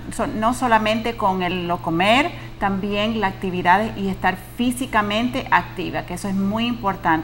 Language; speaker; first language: Spanish; early bilingual, heritage; Spanish